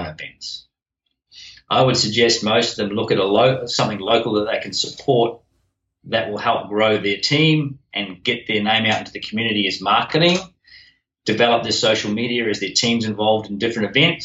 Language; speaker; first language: English; native; English